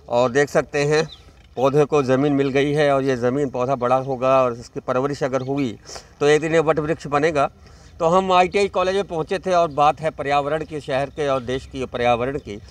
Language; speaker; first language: Hindi; native; Hindi